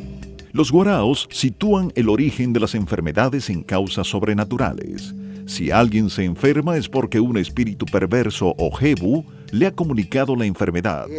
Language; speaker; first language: Spanish; native; Spanish